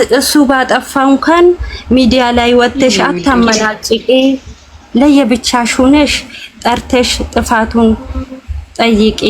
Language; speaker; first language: Amharic; non-native, local second language; Oromo